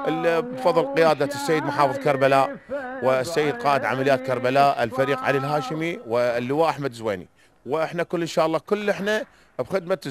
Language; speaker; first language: Arabic; native; Arabic